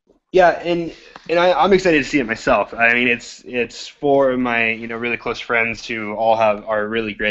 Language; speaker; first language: English; native; English